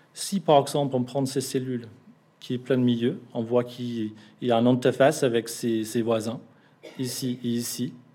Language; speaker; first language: French; non-native, fluent; English